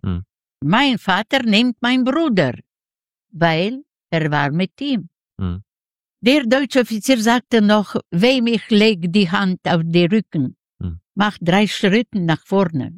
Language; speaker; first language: German; non-native, learner; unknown